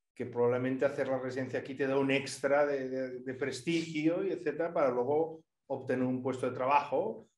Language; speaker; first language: Spanish; native; Spanish